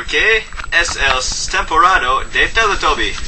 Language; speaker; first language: Spanish; non-native, learner; English